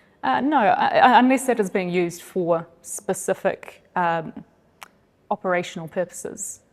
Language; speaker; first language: English; native; English